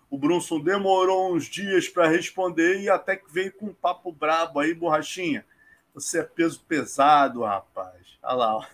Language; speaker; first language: Portuguese; native; Portuguese